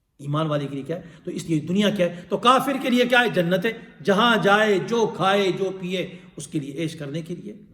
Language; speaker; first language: Urdu; non-native, local second language; Pashto